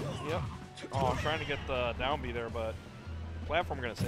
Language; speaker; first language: English; native; English